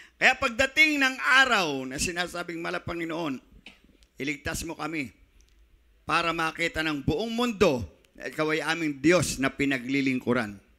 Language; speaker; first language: Filipino; native; Filipino